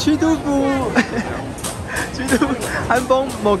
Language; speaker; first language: Korean; non-native, learner; Chinese